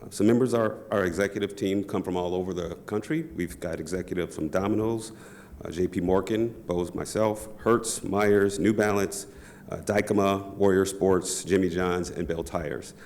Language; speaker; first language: English; native; English